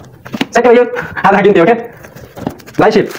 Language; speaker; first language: Arabic; non-native, learner; Telugu